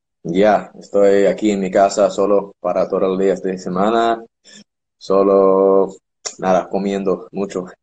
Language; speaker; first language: Spanish; non-native, learner; English